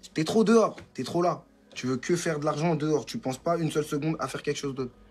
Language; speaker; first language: French; native; French